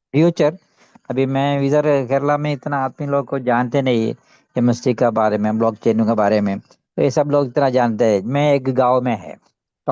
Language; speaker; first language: Hindi; non-native, local second language; Malayalam